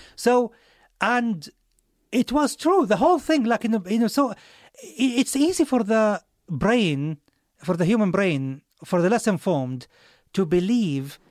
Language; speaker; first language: English; non-native, fluent; Arabic